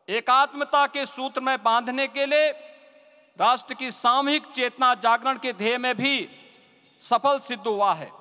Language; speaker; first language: Hindi; native; Hindi